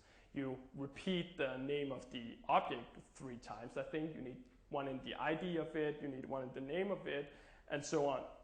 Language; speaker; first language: English; non-native, fluent; Danish